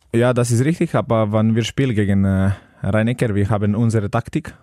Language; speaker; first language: German; non-native, learner; Slovenian